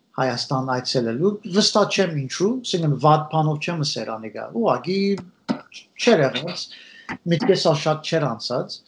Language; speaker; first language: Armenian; early bilingual, heritage; Armenian